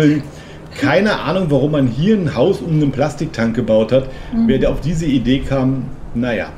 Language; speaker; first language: German; native; German